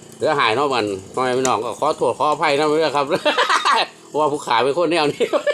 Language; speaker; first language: Thai; native; Thai